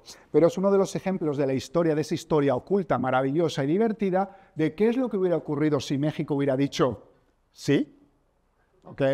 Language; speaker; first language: Spanish; native; Spanish